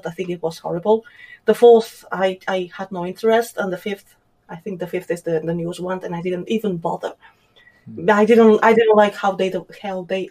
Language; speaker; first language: English; non-native, fluent; Spanish